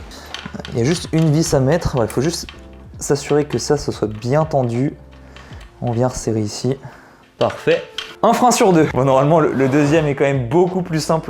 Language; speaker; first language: French; native; French